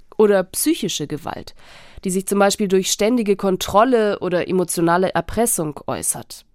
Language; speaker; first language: German; native; German